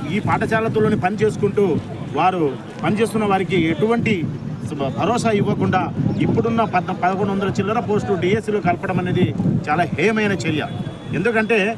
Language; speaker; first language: Telugu; non-native, local second language; Lambadi